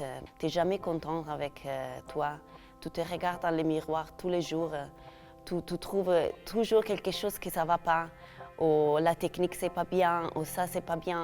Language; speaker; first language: French; non-native, fluent; Portuguese